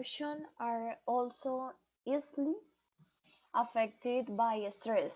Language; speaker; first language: English; non-native, learner; Spanish